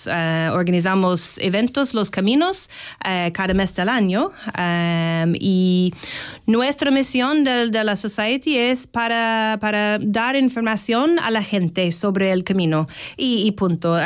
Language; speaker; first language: Spanish; non-native, fluent; English